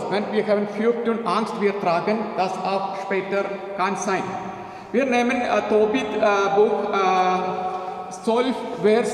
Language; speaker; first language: German; non-native, learner; Malayalam